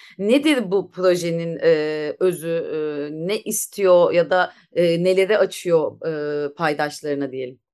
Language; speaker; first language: Turkish; native; Turkish